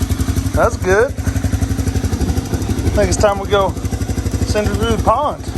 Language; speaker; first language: English; native; English